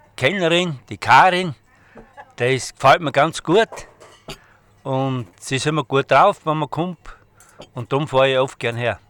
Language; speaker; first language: German; native; German